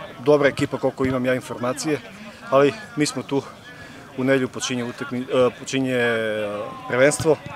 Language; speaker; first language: Bosnian; native; Bosnian